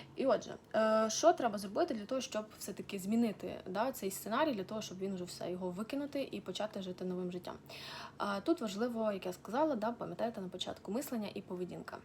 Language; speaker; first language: Ukrainian; non-native, local second language; Russian